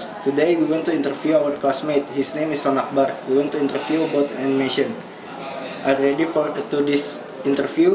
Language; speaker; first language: English; non-native, learner; Indonesian